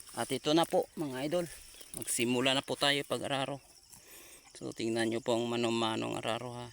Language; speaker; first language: Filipino; non-native, local second language; Masbatenyo